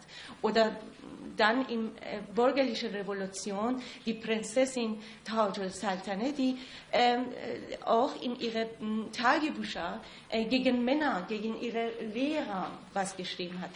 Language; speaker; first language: German; non-native, fluent; Persian